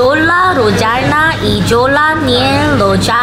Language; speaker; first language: Polish; non-native, learner; Korean